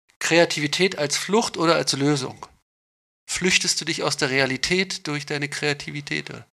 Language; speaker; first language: German; native; German